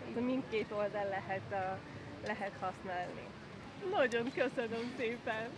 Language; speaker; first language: Hungarian; non-native, fluent; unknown